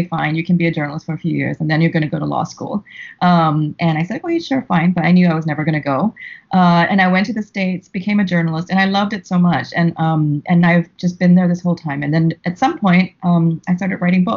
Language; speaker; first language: English; native; English